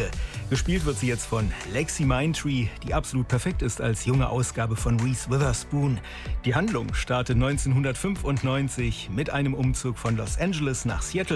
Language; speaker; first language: German; native; German